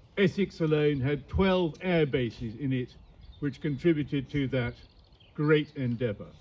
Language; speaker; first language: English; native; English